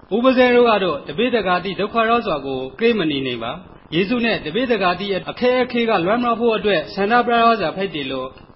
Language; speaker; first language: Burmese; native; Burmese